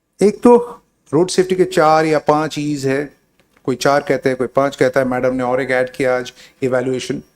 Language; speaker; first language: Hindi; non-native, local second language; Bangla